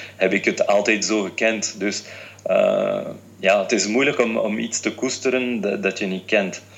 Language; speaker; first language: Dutch; non-native, fluent; French